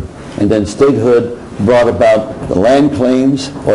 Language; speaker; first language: English; native; English